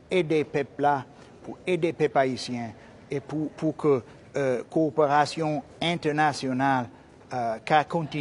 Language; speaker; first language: Haitian Creole; non-native, fluent; English